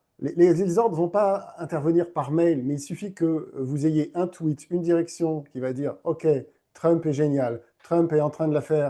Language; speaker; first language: French; native; French